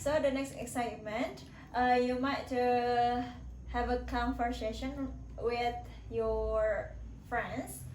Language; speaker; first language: English; non-native, learner; Indonesian